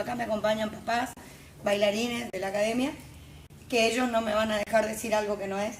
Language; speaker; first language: Spanish; native; Spanish